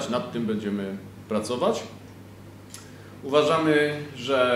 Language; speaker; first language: Polish; native; Polish